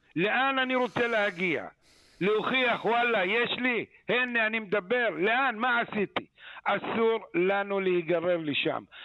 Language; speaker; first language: Hebrew; non-native, local second language; Arabic